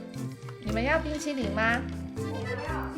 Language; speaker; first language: Chinese; non-native, local second language; Cantonese